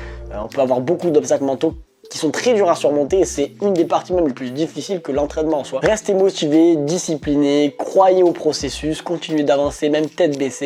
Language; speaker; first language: French; native; French